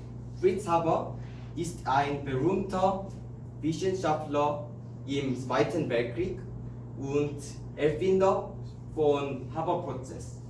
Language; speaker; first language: German; non-native, learner; Korean